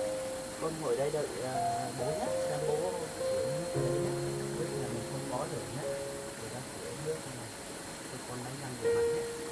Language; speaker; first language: Vietnamese; native; Vietnamese